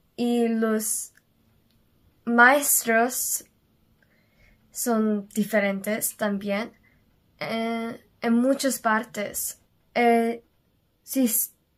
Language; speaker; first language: Spanish; non-native, learner; Korean